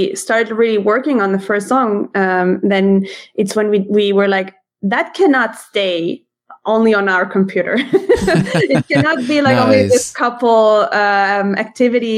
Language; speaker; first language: English; non-native, fluent; Hebrew